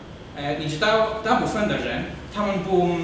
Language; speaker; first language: Chinese; non-native, learner; English